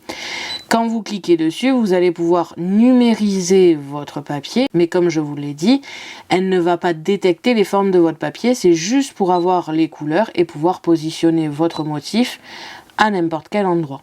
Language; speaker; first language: French; native; French